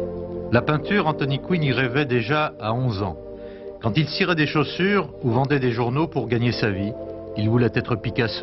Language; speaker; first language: French; native; French